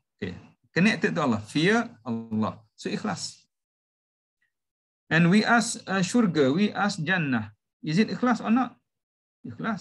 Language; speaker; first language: English; non-native, local second language; Malay